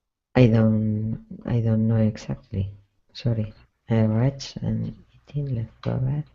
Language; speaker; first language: English; non-native, learner; Spanish